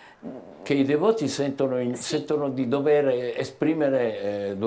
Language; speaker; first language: Italian; native; Italian